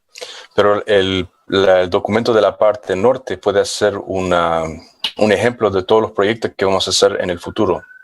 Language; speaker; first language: Spanish; non-native, fluent; English